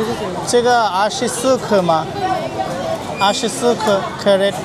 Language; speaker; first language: Chinese; non-native, learner; Bangla